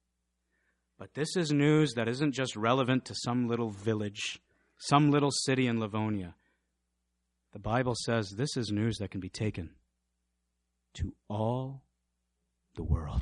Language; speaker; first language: English; native; English